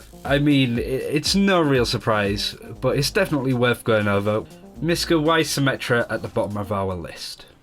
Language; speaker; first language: English; native; English